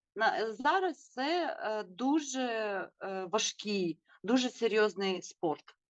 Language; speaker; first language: Ukrainian; non-native, local second language; Russian